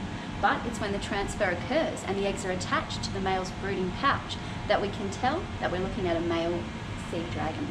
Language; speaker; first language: English; native; English